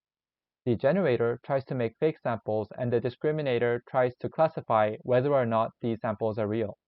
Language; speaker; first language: English; non-native, learner; Korean